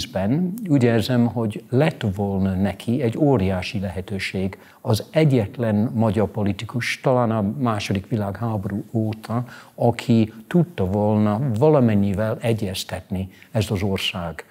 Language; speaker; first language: Hungarian; non-native, fluent; English